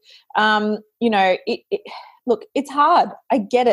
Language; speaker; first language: English; native; English